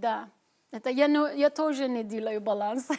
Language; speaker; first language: Russian; non-native, learner; Turkish